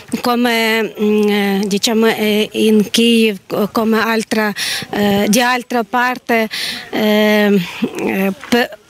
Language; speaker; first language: Italian; non-native, learner; Ukrainian